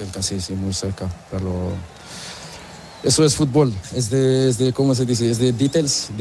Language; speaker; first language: Spanish; non-native, learner; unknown